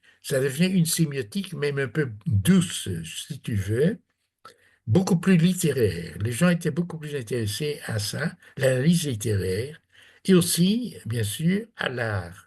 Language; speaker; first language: French; non-native, fluent; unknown